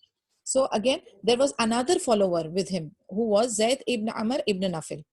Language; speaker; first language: English; non-native, local second language; Urdu